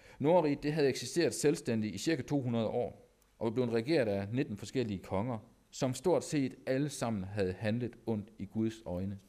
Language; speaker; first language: Danish; native; Danish